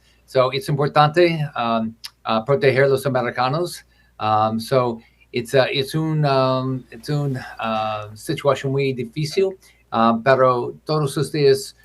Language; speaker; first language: Spanish; non-native, learner; English